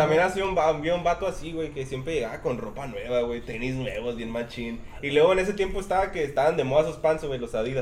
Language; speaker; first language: Spanish; native; Spanish